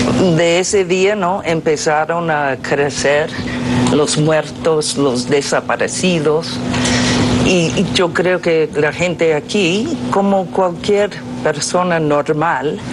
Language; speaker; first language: Spanish; non-native, fluent; English